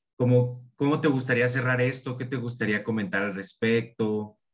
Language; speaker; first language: Spanish; native; Spanish